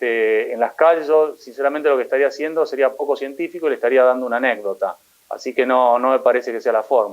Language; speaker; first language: Spanish; native; Spanish